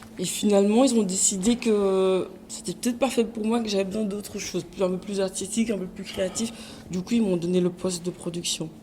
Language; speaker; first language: French; early bilingual, other home language; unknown